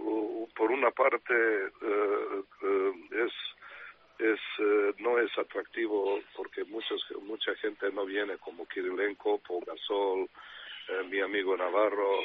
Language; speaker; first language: Spanish; non-native, fluent; Serbian